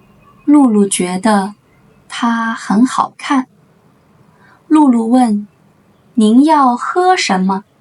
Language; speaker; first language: Chinese; native; Chinese